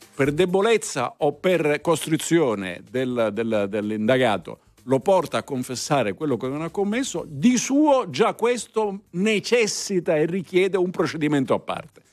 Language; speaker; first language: Italian; native; Italian